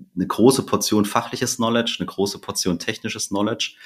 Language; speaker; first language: German; native; German